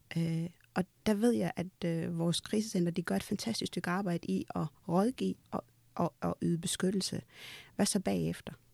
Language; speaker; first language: Danish; early bilingual, other home language; Amharic